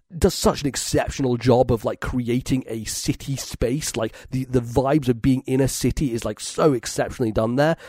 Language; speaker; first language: English; native; English